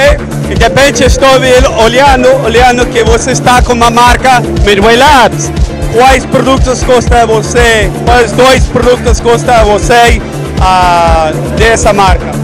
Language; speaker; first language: Portuguese; non-native, learner; Spanish